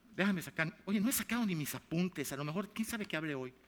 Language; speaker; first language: Spanish; native; Spanish